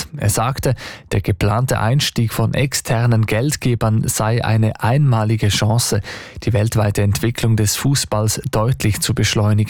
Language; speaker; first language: German; native; German